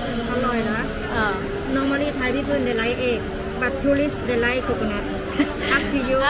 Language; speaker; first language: English; non-native, local second language; Thai